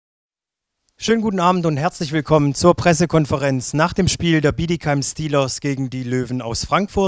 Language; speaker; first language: German; native; German